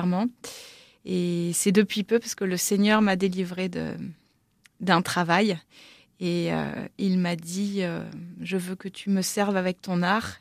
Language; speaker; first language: French; native; French